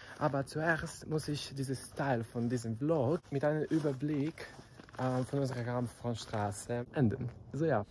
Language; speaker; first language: German; non-native, learner; Serbian